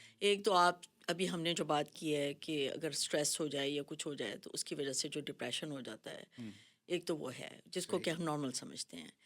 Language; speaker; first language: Urdu; native; Urdu